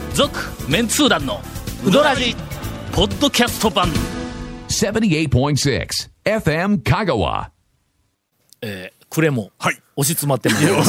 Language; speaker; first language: Japanese; native; Japanese